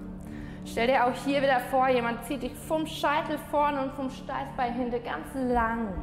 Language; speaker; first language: German; non-native, fluent; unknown